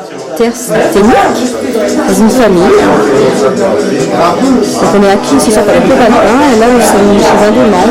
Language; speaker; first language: French; native; French